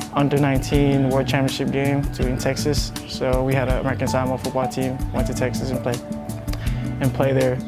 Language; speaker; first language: English; non-native, fluent; Samoan